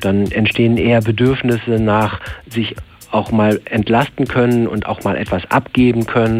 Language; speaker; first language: German; native; German